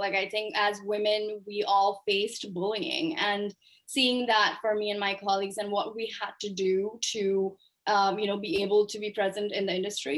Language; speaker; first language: English; non-native, local second language; Urdu